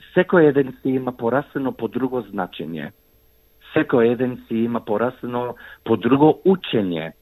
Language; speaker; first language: Macedonian; early bilingual, heritage; Macedonian